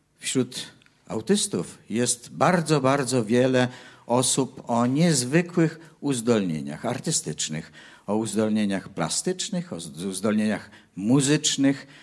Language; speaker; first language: Polish; native; Polish